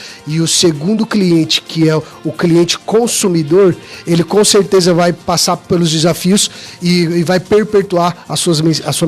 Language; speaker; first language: Portuguese; native; Portuguese